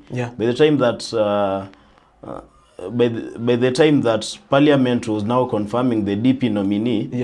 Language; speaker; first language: English; non-native, local second language; Swahili